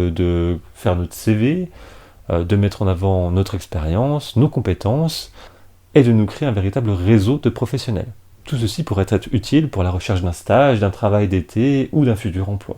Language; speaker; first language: French; native; French